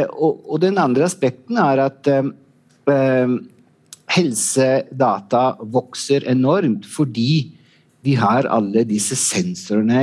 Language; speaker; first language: Norwegian; non-native, fluent; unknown